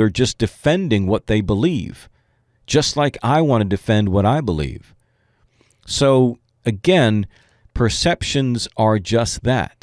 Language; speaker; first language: English; native; English